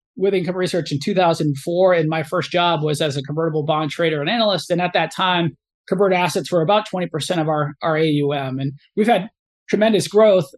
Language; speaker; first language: English; native; English